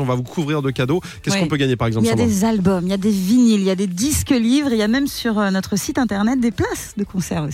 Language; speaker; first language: French; native; French